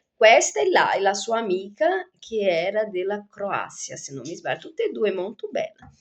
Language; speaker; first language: Italian; non-native, fluent; Portuguese